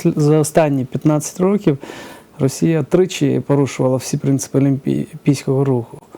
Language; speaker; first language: Ukrainian; early bilingual, other home language; Georgian